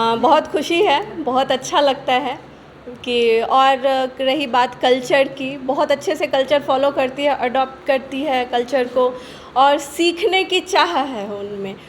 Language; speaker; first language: Hindi; native; Hindi